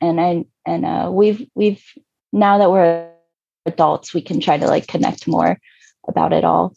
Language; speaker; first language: English; native; English